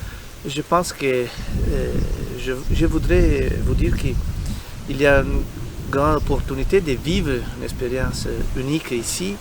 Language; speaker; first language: French; non-native, learner; Italian